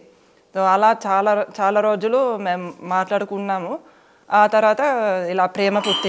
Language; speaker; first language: Telugu; non-native, fluent; Finnish